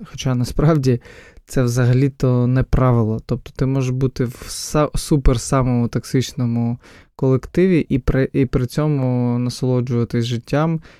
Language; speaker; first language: Ukrainian; non-native, local second language; Russian